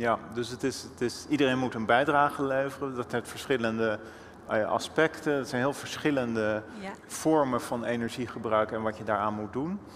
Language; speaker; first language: Dutch; native; Dutch